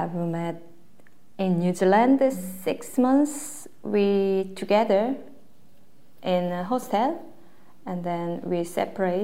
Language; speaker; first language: English; non-native, learner; Korean